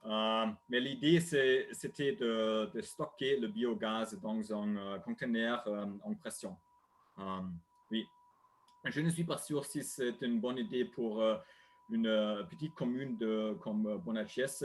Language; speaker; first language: French; non-native, learner; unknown